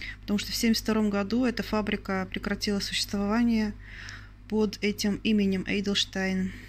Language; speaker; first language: Russian; native; Russian